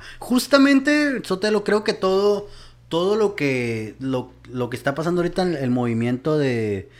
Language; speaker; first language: Spanish; native; Spanish